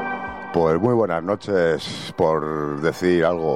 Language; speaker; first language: Spanish; native; Spanish